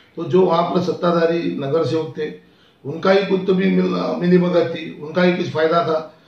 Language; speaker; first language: Hindi; non-native, local second language; Marathi